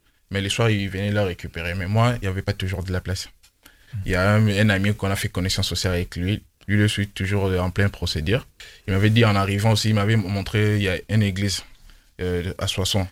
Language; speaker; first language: French; non-native, local second language; Lingala